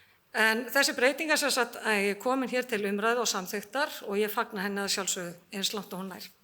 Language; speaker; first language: Icelandic; native; Icelandic